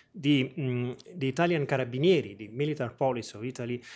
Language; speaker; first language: English; non-native, fluent; Italian